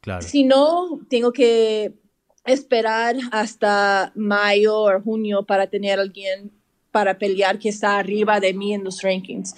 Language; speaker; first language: Spanish; early bilingual, heritage; English